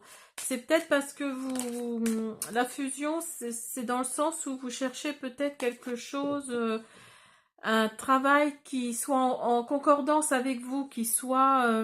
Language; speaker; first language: French; native; French